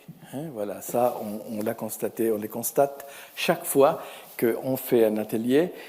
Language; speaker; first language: French; non-native, fluent; Spanish